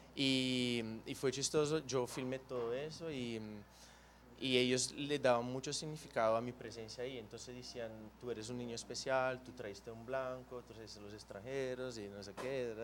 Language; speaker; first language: Spanish; non-native, fluent; Portuguese